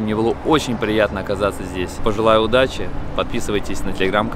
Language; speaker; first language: Russian; native; Russian